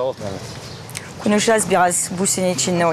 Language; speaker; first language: Turkish; non-native, fluent; French